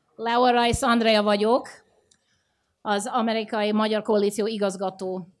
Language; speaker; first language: Hungarian; early bilingual, other home language; English